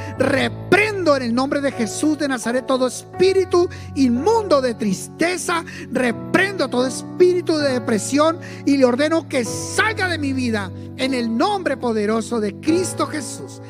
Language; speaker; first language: Spanish; native; Spanish